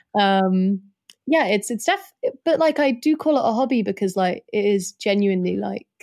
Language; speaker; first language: English; native; English